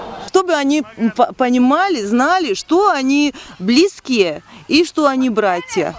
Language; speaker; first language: Russian; non-native, fluent; Serbian